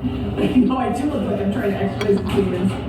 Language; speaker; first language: English; native; English